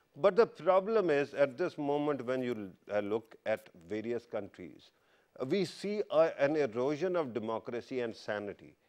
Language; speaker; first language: English; non-native, local second language; Urdu